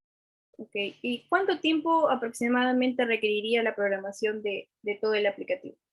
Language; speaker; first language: Spanish; native; Spanish